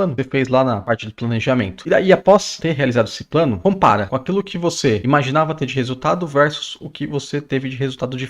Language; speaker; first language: Portuguese; native; Portuguese